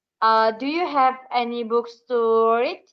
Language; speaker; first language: English; non-native, learner; Indonesian